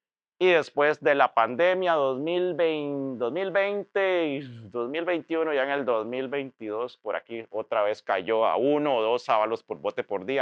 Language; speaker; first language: Spanish; native; Spanish